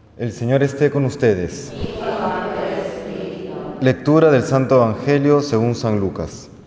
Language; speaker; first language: Spanish; native; Spanish